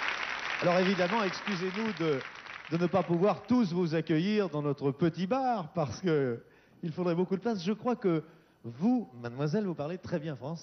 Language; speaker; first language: French; native; French